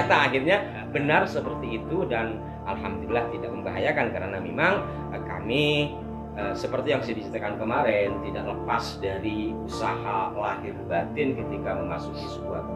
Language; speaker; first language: Indonesian; native; Indonesian